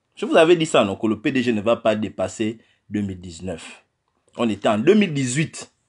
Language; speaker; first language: French; non-native, local second language; Fang